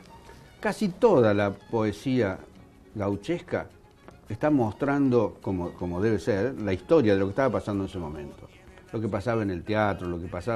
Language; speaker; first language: Spanish; native; Spanish